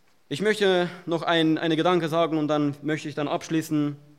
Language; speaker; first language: German; non-native, fluent; Russian